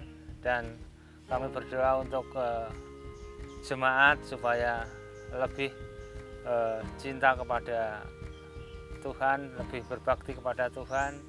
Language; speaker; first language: Indonesian; non-native, local second language; Javanese